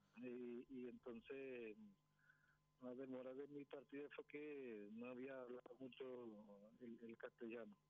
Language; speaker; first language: Spanish; non-native, local second language; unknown